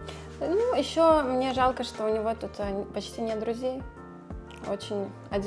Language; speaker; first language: Russian; native; Russian